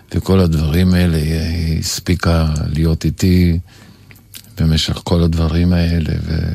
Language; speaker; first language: Hebrew; early bilingual, other home language; Polish